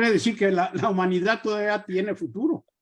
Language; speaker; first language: Spanish; native; Spanish